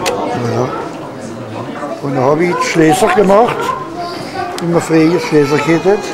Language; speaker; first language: German; non-native, local second language; Swiss German